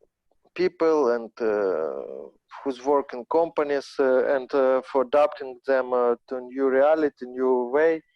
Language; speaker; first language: English; non-native, learner; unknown